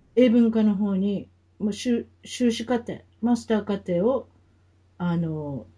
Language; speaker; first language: Japanese; native; Japanese